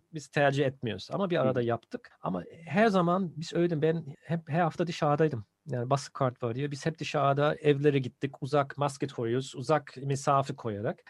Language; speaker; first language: Turkish; non-native, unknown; German